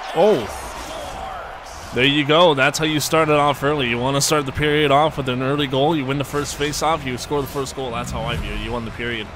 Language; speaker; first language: English; native; English